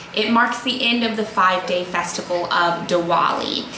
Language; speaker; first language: English; native; English